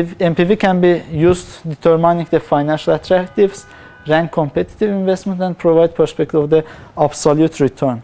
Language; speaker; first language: English; non-native, fluent; Azerbaijani